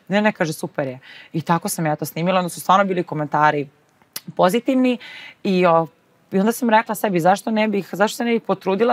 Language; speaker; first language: Serbian; native; Serbian